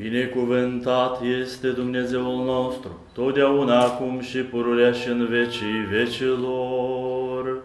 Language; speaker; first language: Romanian; native; Romanian